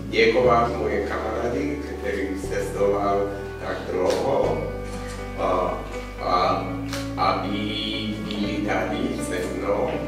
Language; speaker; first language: Czech; non-native, learner; English